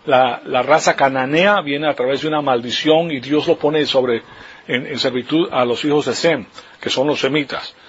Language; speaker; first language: Spanish; native; Spanish